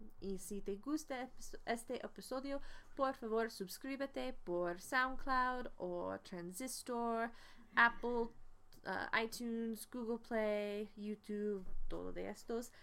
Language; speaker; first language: Spanish; non-native, fluent; English